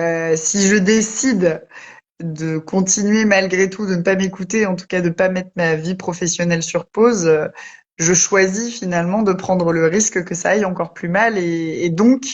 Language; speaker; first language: French; native; French